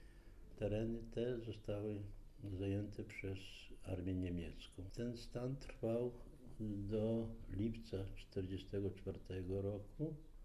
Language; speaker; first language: Polish; native; Polish